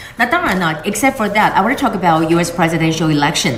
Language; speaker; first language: English; non-native, fluent; Chinese